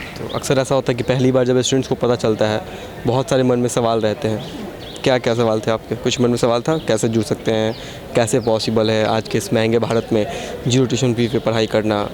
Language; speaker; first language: Hindi; native; Hindi